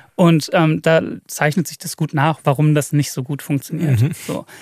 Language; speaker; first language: German; native; German